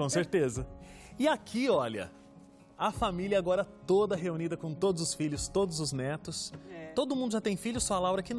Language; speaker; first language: Portuguese; native; Portuguese